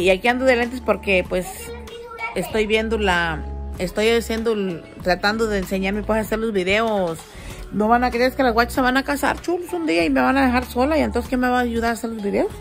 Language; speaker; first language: Spanish; native; Spanish